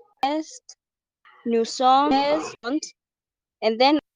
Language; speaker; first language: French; non-native, learner; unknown